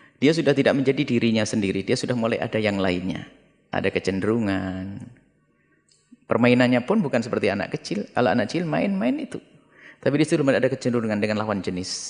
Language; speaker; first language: Indonesian; non-native, local second language; Javanese